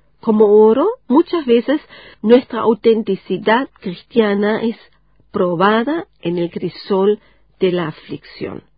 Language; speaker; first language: Spanish; non-native, fluent; German